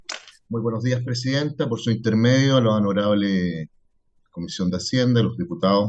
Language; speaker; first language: Spanish; native; Spanish